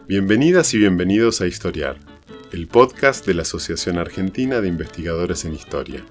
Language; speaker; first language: Spanish; native; Spanish